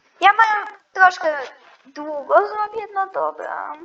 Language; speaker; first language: Polish; non-native, learner; Ukrainian